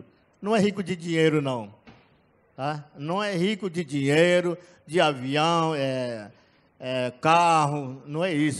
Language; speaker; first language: Portuguese; non-native, local second language; Yanomámi